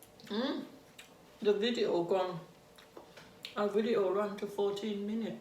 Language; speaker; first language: English; non-native, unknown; Thai